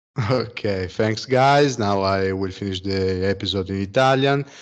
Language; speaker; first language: English; non-native, learner; Italian